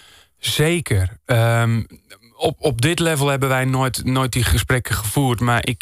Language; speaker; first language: Dutch; native; Dutch